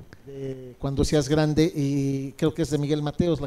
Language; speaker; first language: Spanish; native; Spanish